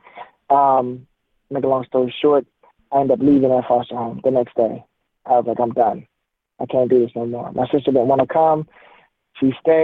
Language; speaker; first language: English; native; English